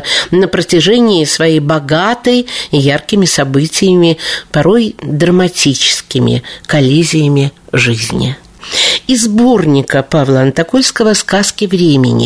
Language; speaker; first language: Russian; native; Russian